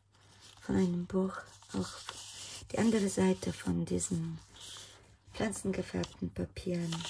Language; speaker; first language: German; non-native, fluent; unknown